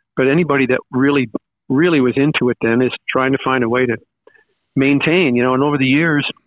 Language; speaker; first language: English; native; English